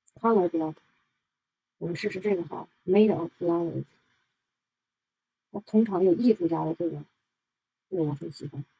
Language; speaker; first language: Chinese; native; Chinese